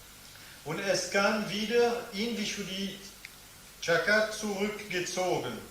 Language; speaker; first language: German; non-native, fluent; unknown